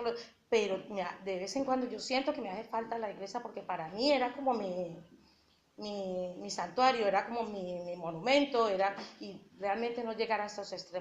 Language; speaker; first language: Spanish; native; Spanish